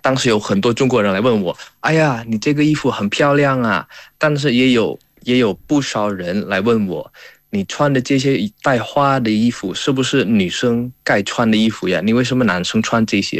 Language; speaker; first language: Chinese; non-native, fluent; Indonesian